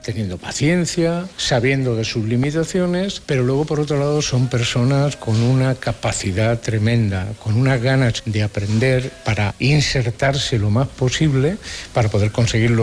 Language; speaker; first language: Spanish; native; Spanish